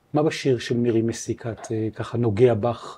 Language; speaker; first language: Hebrew; native; Hebrew